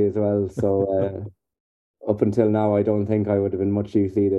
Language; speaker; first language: English; native; English